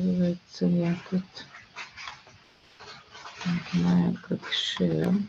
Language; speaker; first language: Russian; native; Russian